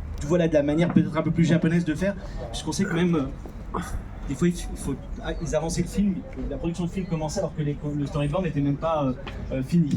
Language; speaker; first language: French; native; French